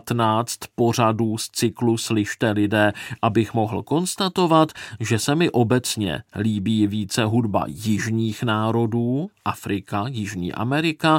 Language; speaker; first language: Czech; native; Czech